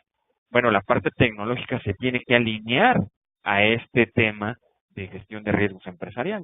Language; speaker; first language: Spanish; native; Spanish